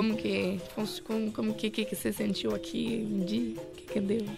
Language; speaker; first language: Portuguese; non-native, fluent; French